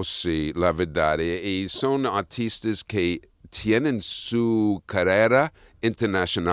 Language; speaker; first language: Spanish; non-native, fluent; English